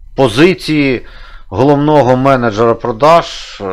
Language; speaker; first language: Ukrainian; native; Ukrainian